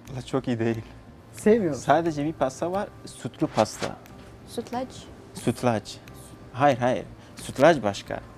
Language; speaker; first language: Turkish; non-native, fluent; Persian